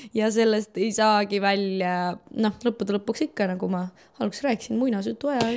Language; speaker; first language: Estonian; non-native, local second language; Russian